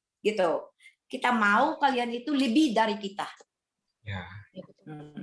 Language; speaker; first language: Indonesian; non-native, fluent; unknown